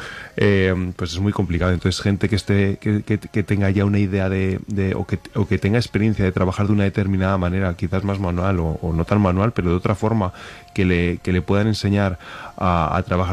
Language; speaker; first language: Spanish; native; Spanish